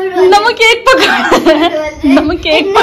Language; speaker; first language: Hindi; native; Hindi